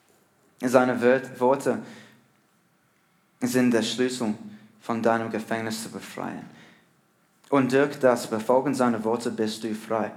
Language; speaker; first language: German; non-native, learner; English